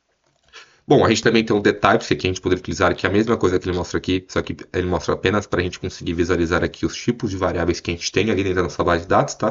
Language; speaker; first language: Portuguese; native; Portuguese